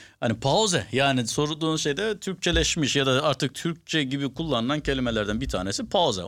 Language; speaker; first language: Turkish; early bilingual, heritage; Turkish